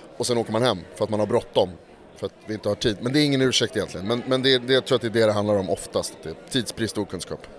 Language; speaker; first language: Swedish; native; Swedish